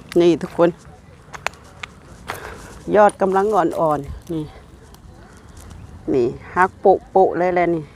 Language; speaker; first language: Thai; non-native, local second language; Lao